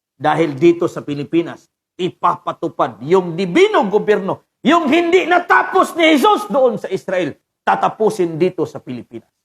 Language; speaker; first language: Filipino; non-native, local second language; Cebuano